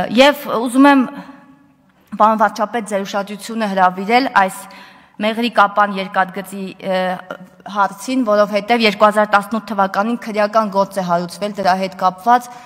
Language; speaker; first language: Armenian; native; Armenian